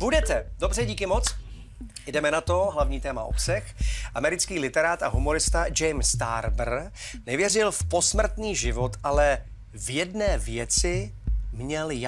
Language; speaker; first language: Czech; native; Czech